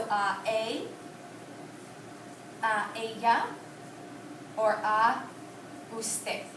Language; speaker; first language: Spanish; non-native, fluent; English